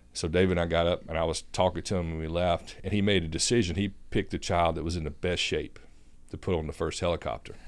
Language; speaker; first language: English; native; English